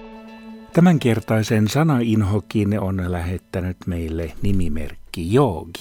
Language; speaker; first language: Finnish; native; Finnish